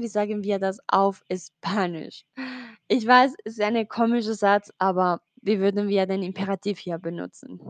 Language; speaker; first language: German; non-native, learner; Spanish